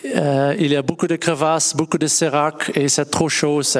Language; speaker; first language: French; non-native, learner; Dutch